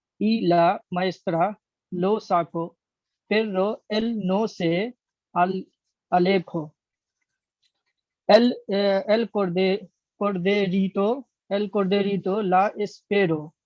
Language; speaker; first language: Spanish; non-native, learner; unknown